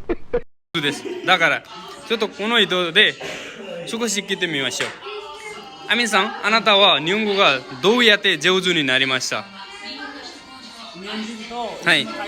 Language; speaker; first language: Japanese; non-native, learner; Nepali